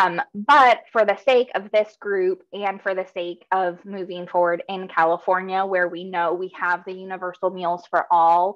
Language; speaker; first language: English; native; English